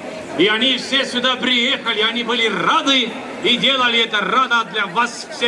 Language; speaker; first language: Russian; non-native, local second language; Estonian